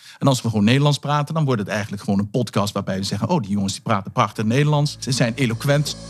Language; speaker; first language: Dutch; native; Dutch